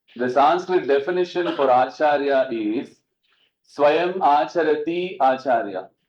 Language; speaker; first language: English; non-native, local second language; Tamil